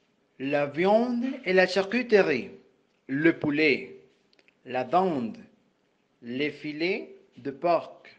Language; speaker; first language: French; non-native, fluent; Spanish